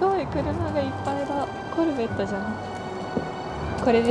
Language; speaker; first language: Japanese; native; Japanese